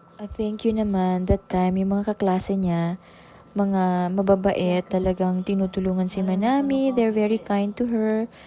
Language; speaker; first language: Filipino; native; Filipino